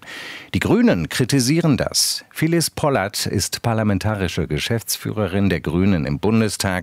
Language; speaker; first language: German; native; German